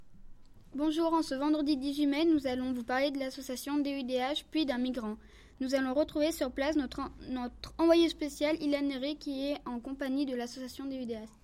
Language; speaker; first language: French; native; French